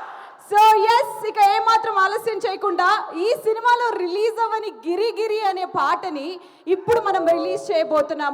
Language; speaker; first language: Telugu; native; Telugu